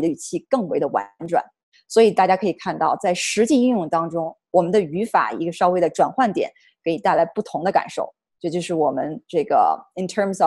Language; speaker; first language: Chinese; native; Chinese